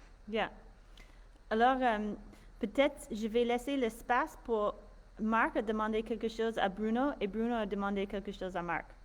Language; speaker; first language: French; non-native, fluent; English